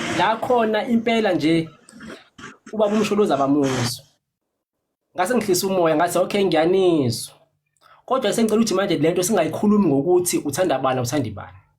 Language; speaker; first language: Zulu; non-native, local second language; Xhosa